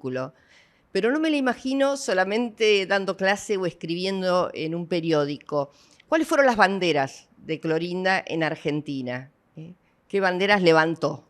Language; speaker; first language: Spanish; native; Spanish